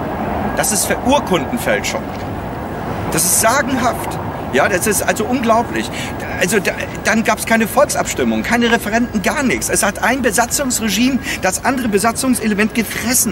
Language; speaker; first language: German; native; German